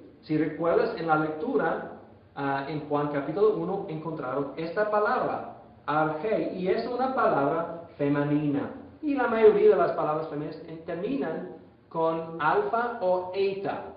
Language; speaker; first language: Spanish; non-native, fluent; English